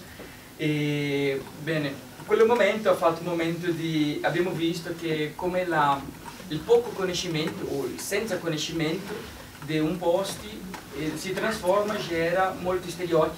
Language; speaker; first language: Italian; non-native, learner; Portuguese